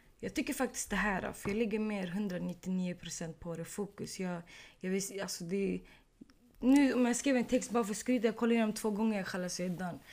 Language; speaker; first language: Swedish; early bilingual, other home language; Arabic